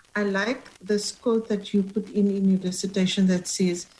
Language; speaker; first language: English; non-native, local second language; Afrikaans